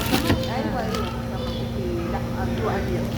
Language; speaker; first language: Arabic; native; Arabic